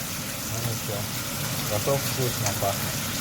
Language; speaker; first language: Russian; non-native, fluent; Tajik